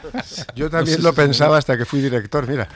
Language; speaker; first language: Spanish; native; Spanish